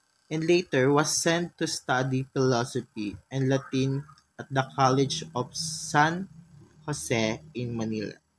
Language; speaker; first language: English; non-native, local second language; Filipino